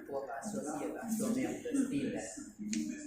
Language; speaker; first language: French; non-native, learner; Lao